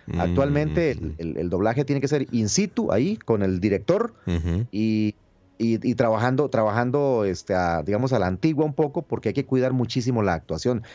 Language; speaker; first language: Spanish; native; Spanish